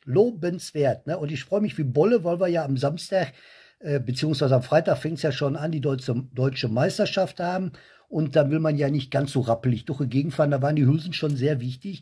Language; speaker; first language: German; native; German